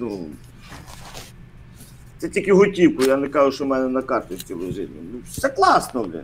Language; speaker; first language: Ukrainian; native; Ukrainian